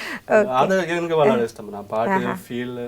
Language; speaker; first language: Malayalam; non-native, learner; Assamese